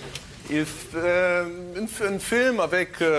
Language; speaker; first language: French; non-native, learner; German